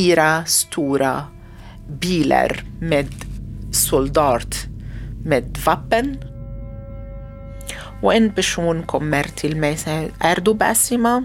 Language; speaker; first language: Swedish; non-native, learner; Arabic